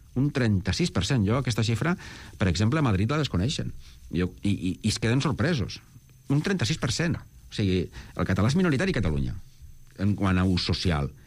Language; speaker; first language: Catalan; native; Catalan